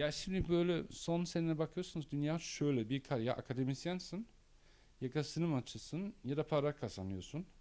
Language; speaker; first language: Turkish; non-native, learner; German